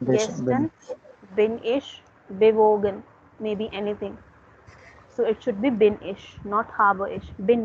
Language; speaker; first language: German; non-native, fluent; Hindi